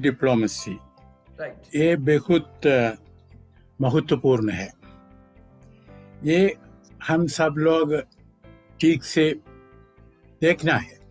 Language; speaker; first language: Hindi; non-native, local second language; Malayalam